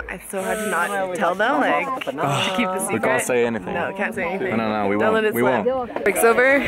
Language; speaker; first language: English; native; English